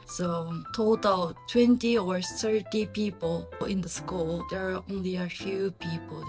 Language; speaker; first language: English; non-native, learner; Japanese